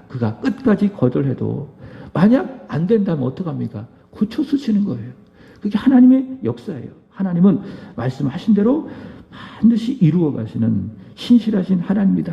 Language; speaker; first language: Korean; native; Korean